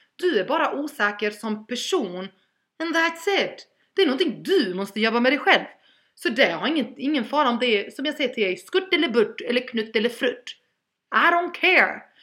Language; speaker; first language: Swedish; early bilingual, other home language; Albanian